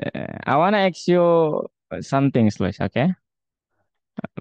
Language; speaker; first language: English; non-native, fluent; Indonesian